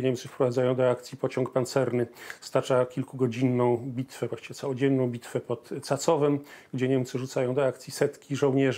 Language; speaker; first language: Polish; native; Polish